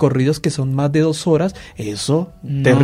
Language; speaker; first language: Spanish; native; Spanish